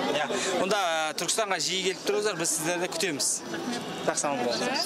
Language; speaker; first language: Kazakh; native; Kazakh